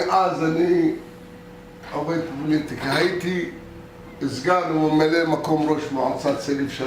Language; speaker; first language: Hebrew; non-native, local second language; Arabic